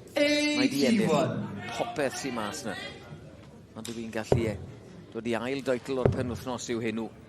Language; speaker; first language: Welsh; native; Welsh